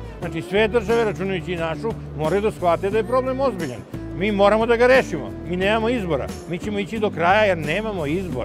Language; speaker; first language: Serbian; native; Serbian